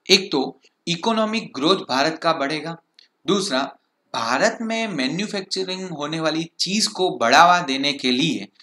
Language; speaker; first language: Hindi; non-native, local second language; Gujarati